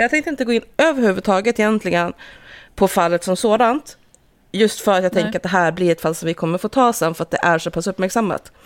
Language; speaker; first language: Swedish; native; Swedish